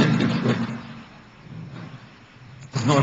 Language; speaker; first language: Spanish; non-native, fluent; Portuguese